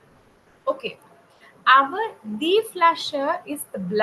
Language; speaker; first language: German; non-native, fluent; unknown